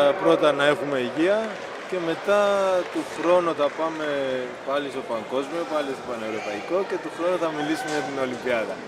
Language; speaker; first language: Greek; non-native, fluent; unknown